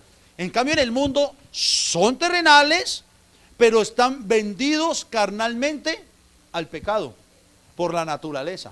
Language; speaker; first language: Spanish; native; Spanish